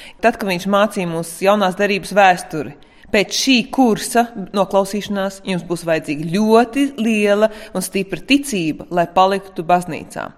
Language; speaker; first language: Latvian; native; Latvian